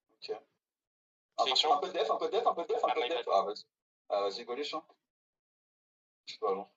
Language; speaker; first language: French; native; French